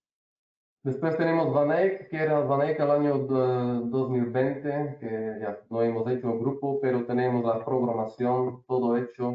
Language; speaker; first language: Spanish; non-native, learner; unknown